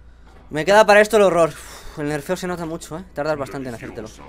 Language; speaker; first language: Spanish; native; Spanish